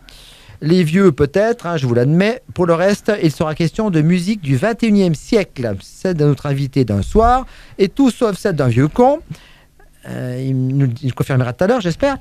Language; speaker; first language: French; native; French